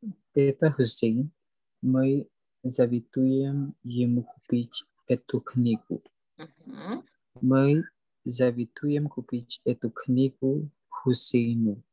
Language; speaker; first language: Russian; non-native, learner; Indonesian